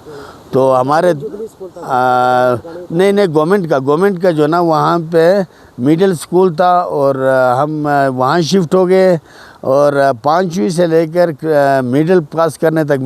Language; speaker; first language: Urdu; non-native, local second language; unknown